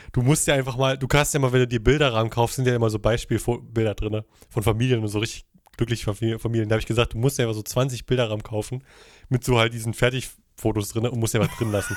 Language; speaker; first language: German; native; German